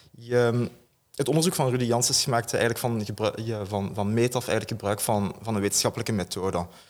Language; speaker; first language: Dutch; native; Dutch